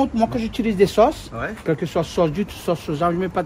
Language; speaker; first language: French; non-native, local second language; Réunion Creole French